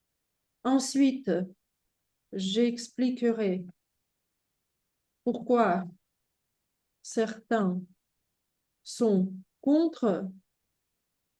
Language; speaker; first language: French; non-native, fluent; Russian